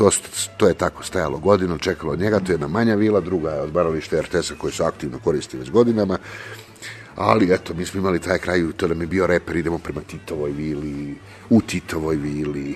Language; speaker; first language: Serbian; native; Serbian